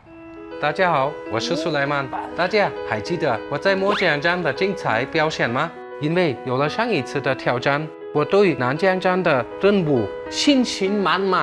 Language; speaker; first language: Chinese; non-native, fluent; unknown